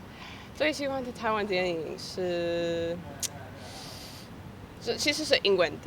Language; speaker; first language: Chinese; non-native, fluent; English